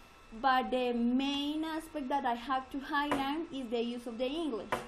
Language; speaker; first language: English; non-native, learner; Spanish